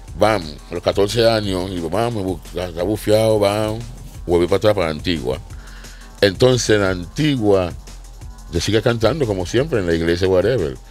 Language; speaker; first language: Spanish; non-native, fluent; English